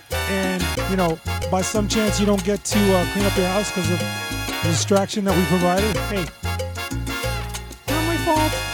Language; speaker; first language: English; early bilingual, other home language; Spanish